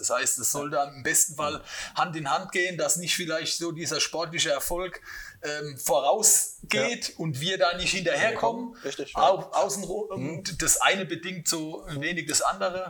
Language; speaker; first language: German; native; German